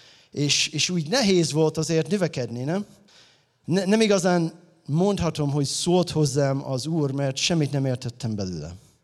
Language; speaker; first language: Hungarian; non-native, fluent; English